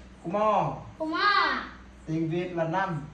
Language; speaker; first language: Vietnamese; non-native, local second language; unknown